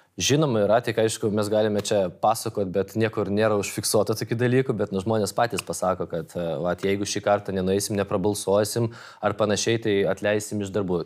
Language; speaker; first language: Lithuanian; non-native, local second language; Polish